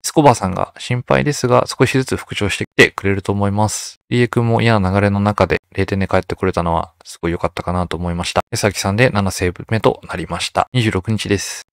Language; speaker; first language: Japanese; native; Japanese